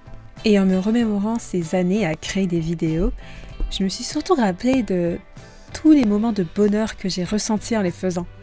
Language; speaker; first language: French; native; French